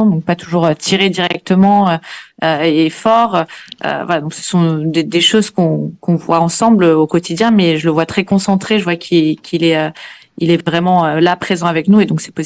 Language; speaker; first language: French; native; French